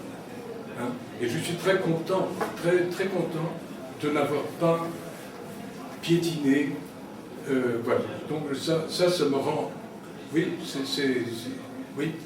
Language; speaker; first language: French; native; French